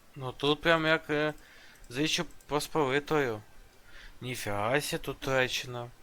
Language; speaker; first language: Ukrainian; non-native, local second language; Russian